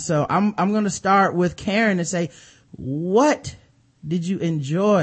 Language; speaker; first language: English; native; English